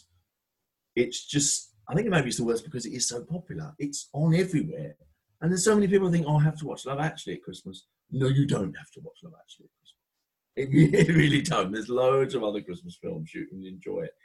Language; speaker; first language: English; native; English